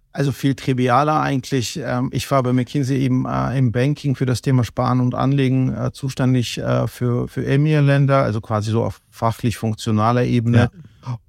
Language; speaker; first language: German; non-native, fluent; Georgian